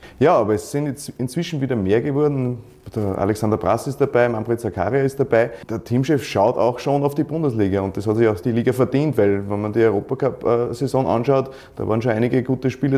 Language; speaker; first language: German; native; German